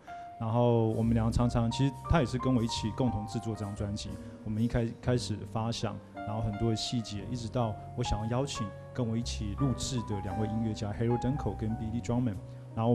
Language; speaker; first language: Chinese; native; Chinese